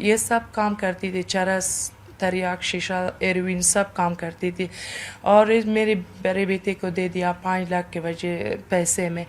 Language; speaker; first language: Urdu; non-native, learner; Persian